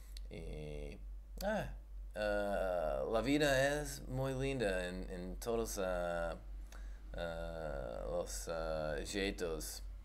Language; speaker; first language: Spanish; non-native, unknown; English